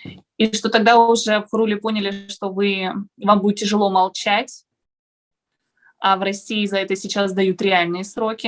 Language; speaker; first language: Russian; native; Russian